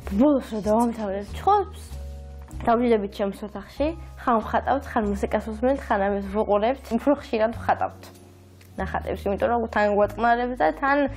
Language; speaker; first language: Georgian; native; Georgian